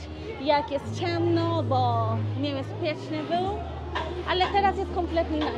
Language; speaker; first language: Polish; non-native, learner; Spanish